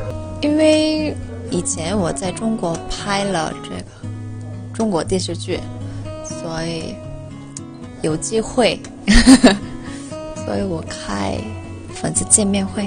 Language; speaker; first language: Chinese; non-native, fluent; Korean